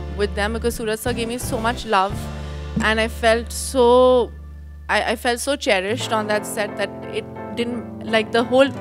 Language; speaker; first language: English; non-native, local second language; Hindi